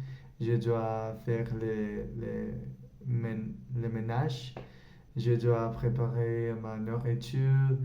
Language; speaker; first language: French; non-native, learner; Spanish